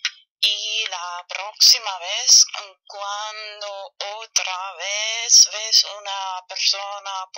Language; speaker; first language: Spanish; non-native, fluent; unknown